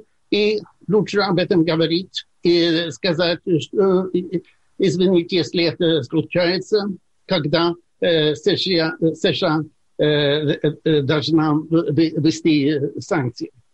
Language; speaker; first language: Russian; non-native, fluent; Swedish